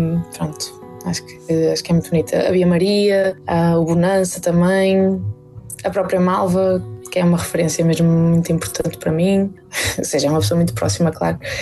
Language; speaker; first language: Portuguese; native; Portuguese